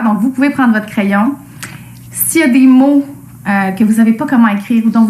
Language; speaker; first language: French; native; French